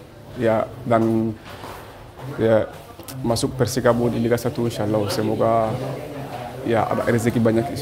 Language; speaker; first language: Indonesian; non-native, learner; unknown